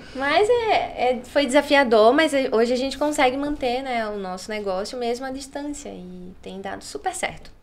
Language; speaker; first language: Portuguese; native; Portuguese